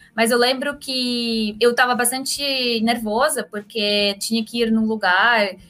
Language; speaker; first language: Portuguese; non-native, fluent; Russian